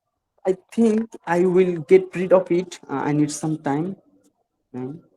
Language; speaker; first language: English; non-native, learner; Bangla